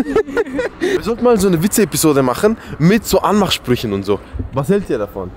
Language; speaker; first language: German; early bilingual, other home language; Persian